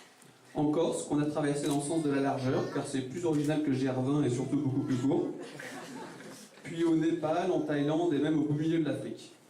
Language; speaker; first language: French; native; French